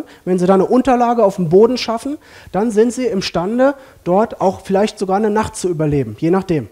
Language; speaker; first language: German; native; German